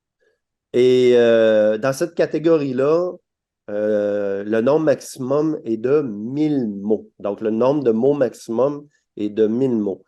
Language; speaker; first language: French; native; French